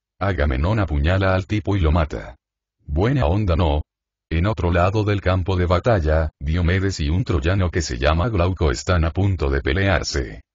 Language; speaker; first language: Spanish; native; Spanish